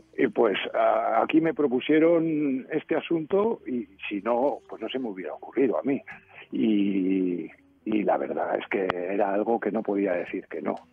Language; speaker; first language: Spanish; native; Spanish